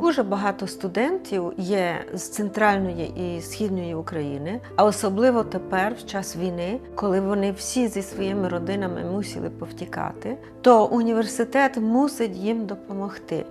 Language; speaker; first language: Ukrainian; early bilingual, heritage; Ukrainian